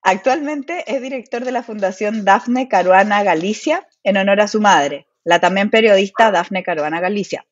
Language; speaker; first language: Spanish; native; Spanish